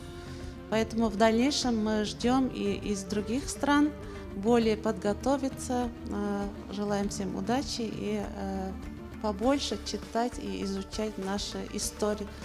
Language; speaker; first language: Russian; non-native, local second language; Bashkir